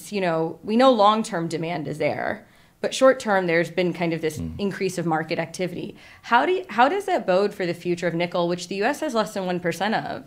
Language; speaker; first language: English; native; English